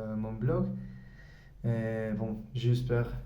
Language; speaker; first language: French; non-native, learner; Spanish